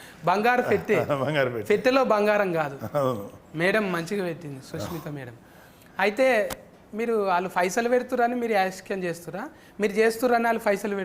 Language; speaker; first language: Telugu; native; Telugu